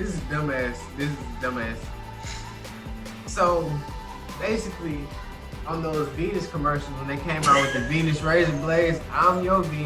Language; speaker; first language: English; native; English